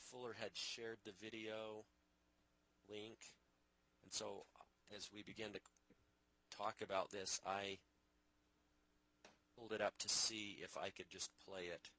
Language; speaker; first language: English; native; English